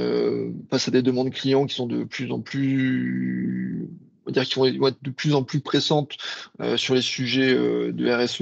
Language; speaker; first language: French; native; French